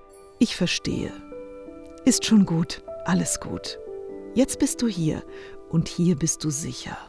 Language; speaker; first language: German; native; German